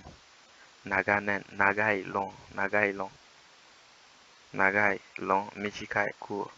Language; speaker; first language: French; native; French